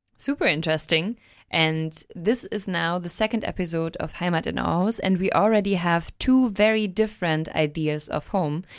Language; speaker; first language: English; non-native, fluent; German